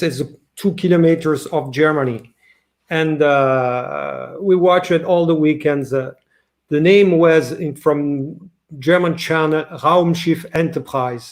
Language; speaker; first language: English; non-native, learner; French